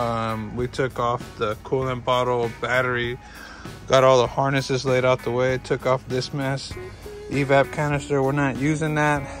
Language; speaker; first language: English; native; English